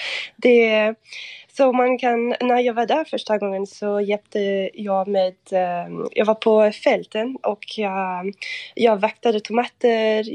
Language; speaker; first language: Swedish; non-native, fluent; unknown